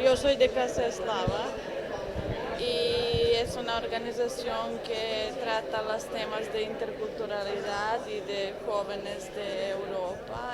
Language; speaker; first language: Spanish; non-native, fluent; Serbian